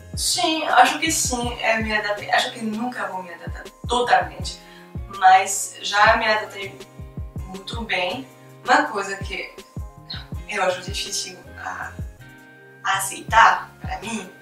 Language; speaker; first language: Portuguese; non-native, fluent; French